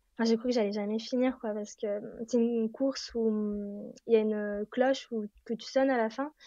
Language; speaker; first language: French; native; French